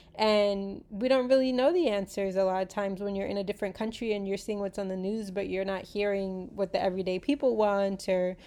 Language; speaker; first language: English; native; English